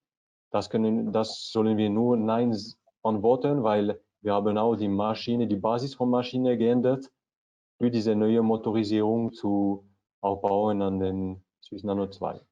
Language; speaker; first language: German; non-native, learner; French